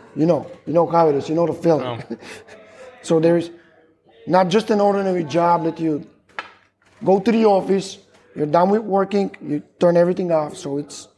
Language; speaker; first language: English; non-native, fluent; Macedonian